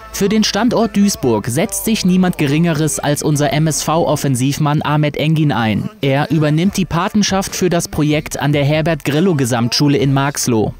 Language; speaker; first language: German; native; German